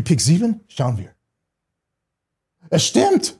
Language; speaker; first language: German; non-native, fluent; English